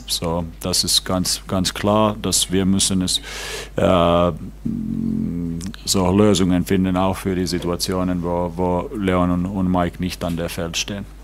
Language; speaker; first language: German; non-native, fluent; Finnish